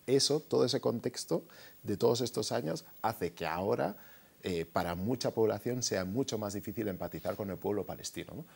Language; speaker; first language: Spanish; native; Spanish